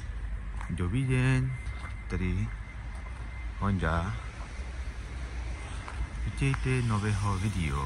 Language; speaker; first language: Czech; non-native, learner; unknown